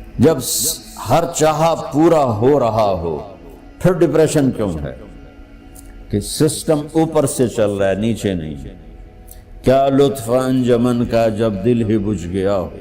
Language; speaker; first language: Urdu; non-native, local second language; Punjabi